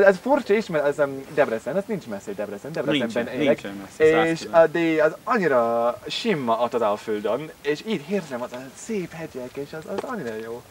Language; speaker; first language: Hungarian; non-native, learner; English